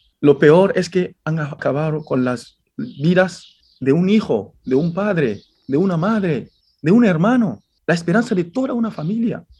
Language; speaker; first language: Spanish; non-native, fluent; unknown